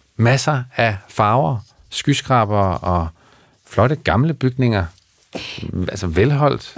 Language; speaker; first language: Danish; native; Danish